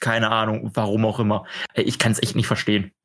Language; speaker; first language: German; native; German